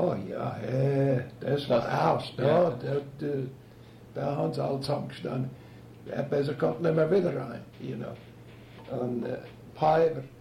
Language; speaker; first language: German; early bilingual, heritage; German